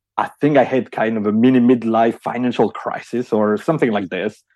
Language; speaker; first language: English; non-native, fluent; French